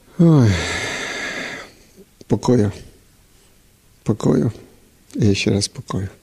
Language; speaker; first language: Polish; non-native, learner; Ukrainian